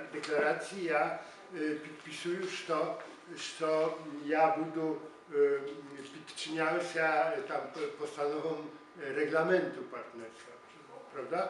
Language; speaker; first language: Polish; non-native, learner; Ukrainian